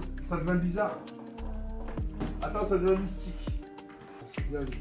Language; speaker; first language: French; native; French